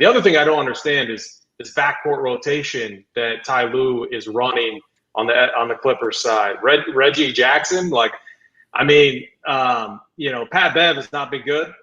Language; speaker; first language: English; native; English